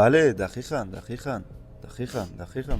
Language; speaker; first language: Persian; native; Persian